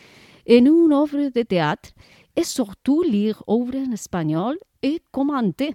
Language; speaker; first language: French; non-native, learner; Spanish